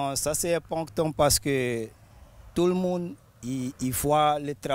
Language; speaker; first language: French; non-native, local second language; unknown